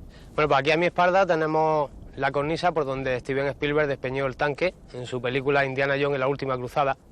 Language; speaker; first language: Spanish; native; Spanish